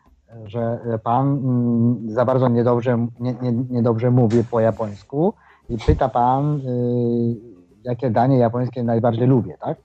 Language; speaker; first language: Polish; non-native, fluent; Japanese